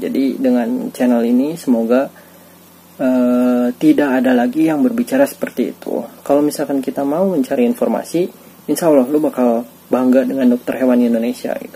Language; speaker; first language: Indonesian; native; Indonesian